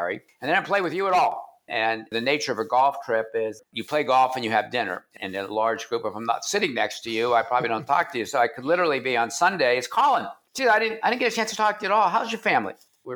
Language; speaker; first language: English; native; English